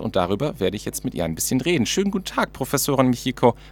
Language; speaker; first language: German; native; German